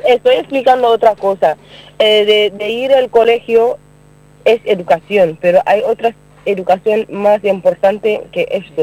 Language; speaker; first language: Spanish; non-native, learner; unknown